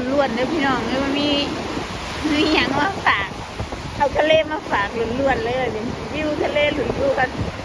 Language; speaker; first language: Thai; non-native, local second language; Northeastern Thai